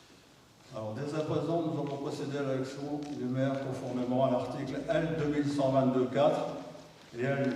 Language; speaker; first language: French; native; French